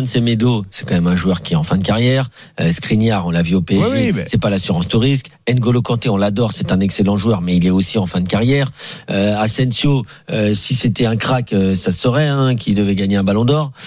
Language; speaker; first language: French; native; French